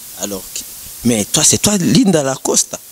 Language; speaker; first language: French; non-native, local second language; Rundi